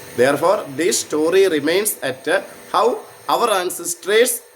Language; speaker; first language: English; non-native, local second language; Malayalam